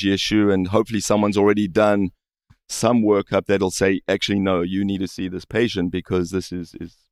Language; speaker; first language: English; native; English